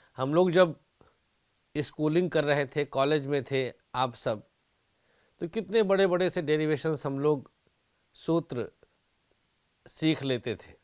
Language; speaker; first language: Hindi; native; Hindi